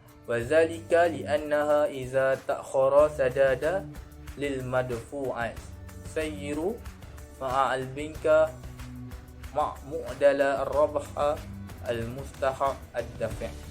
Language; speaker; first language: Arabic; non-native, learner; Malay